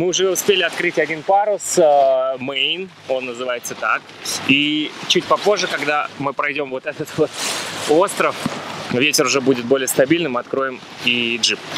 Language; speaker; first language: Russian; native; Russian